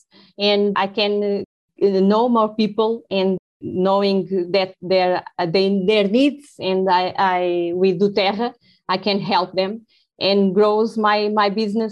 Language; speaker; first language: English; non-native, learner; Portuguese